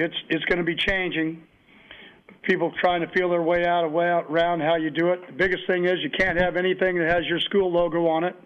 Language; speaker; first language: English; native; English